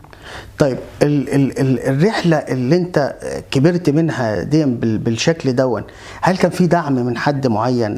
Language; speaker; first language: Arabic; native; Arabic